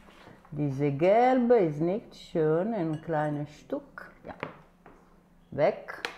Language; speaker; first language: German; non-native, fluent; Italian